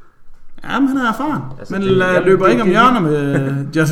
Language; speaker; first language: Danish; native; Danish